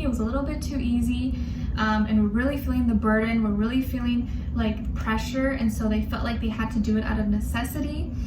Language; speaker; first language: English; native; English